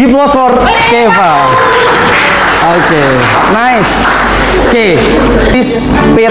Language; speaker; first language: English; non-native, fluent; Indonesian